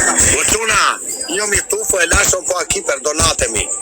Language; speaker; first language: Italian; non-native, fluent; Albanian